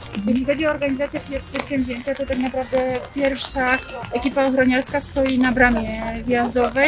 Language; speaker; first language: Polish; native; Polish